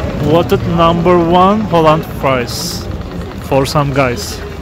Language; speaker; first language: English; non-native, fluent; Turkish